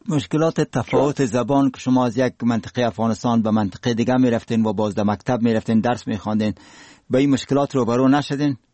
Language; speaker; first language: Persian; native; Persian